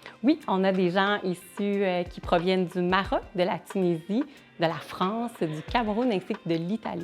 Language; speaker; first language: French; native; French